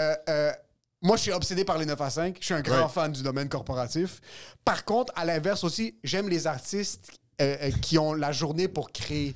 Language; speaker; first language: French; native; French